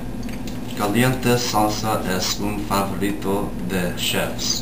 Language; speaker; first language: Spanish; non-native, learner; English